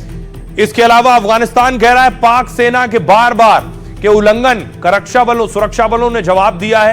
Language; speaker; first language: Hindi; native; Hindi